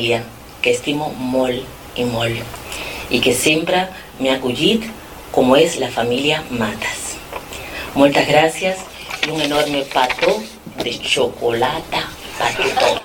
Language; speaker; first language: Catalan; non-native, fluent; Spanish